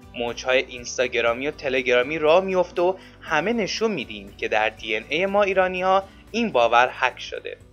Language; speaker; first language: Persian; native; Persian